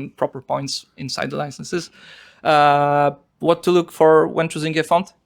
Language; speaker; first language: English; non-native, fluent; Polish